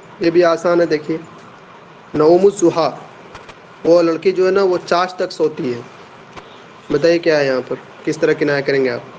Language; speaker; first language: Urdu; native; Urdu